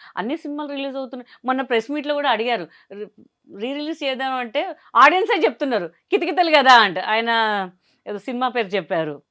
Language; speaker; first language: Telugu; non-native, local second language; Hindi